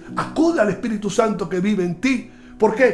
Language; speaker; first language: Spanish; native; Spanish